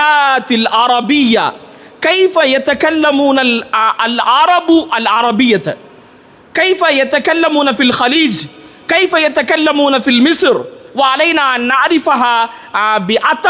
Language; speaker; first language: Arabic; non-native, fluent; Tamil